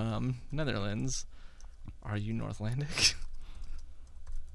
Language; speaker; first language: English; native; English